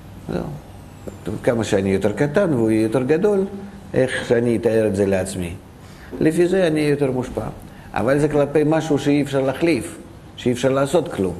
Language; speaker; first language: Hebrew; non-native, fluent; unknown